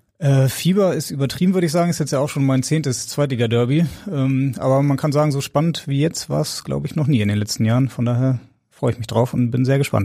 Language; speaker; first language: German; native; German